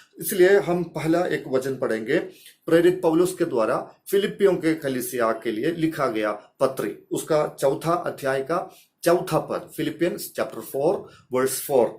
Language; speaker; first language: Hindi; non-native, local second language; Malayalam